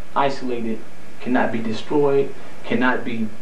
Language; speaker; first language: English; native; English